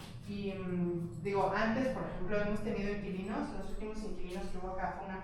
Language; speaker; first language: Spanish; native; Spanish